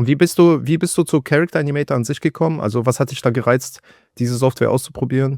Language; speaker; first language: German; native; German